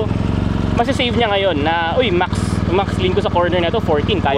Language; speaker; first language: Filipino; native; Filipino